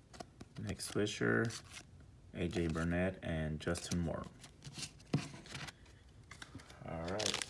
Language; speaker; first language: English; native; English